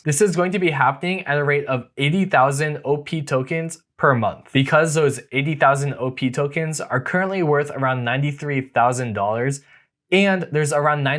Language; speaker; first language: English; native; English